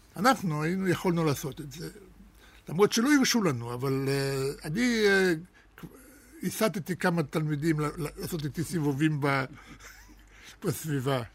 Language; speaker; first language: Hebrew; early bilingual, other home language; Russian